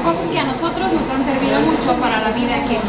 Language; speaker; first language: Spanish; native; Spanish